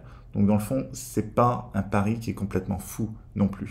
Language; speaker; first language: French; native; French